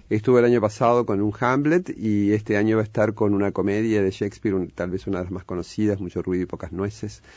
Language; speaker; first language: Spanish; native; Spanish